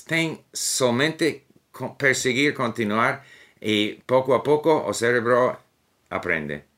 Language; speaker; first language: Portuguese; non-native, learner; English